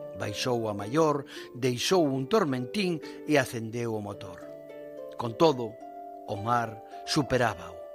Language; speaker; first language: Galician; native; Galician